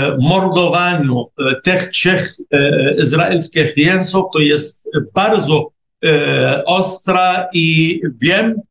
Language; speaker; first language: Polish; non-native, fluent; Arabic